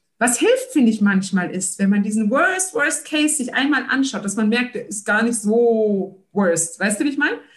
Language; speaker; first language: German; early bilingual, other home language; Turkish